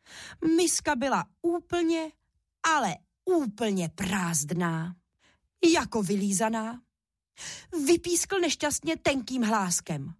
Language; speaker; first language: Czech; native; Czech